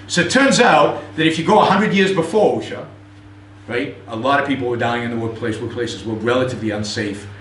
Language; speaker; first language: English; non-native, fluent; Hebrew